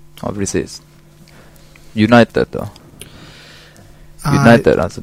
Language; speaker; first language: Swedish; non-native, fluent; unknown